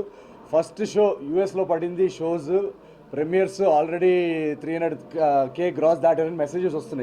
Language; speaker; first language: Telugu; native; Telugu